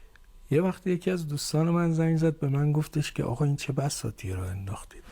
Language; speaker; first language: Persian; native; Persian